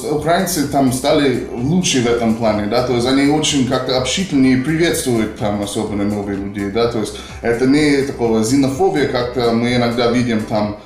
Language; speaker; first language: Russian; non-native, fluent; English